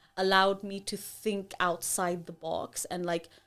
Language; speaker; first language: English; early bilingual, other home language; Nepali